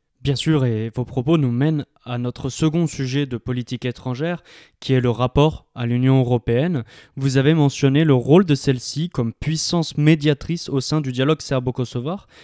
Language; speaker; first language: French; native; French